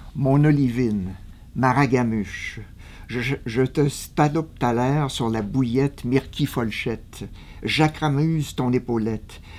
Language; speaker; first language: French; native; French